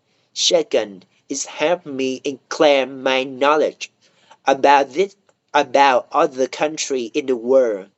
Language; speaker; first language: English; non-native, learner; Vietnamese